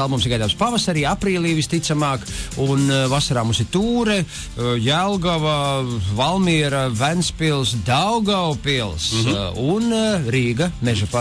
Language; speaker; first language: Latvian; native; Latvian